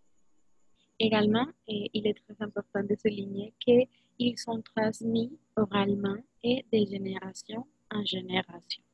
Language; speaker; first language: French; non-native, learner; Spanish